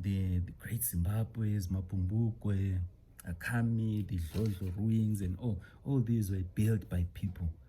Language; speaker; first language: English; non-native, local second language; Xhosa